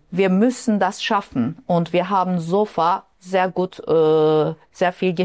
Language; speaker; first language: German; non-native, fluent; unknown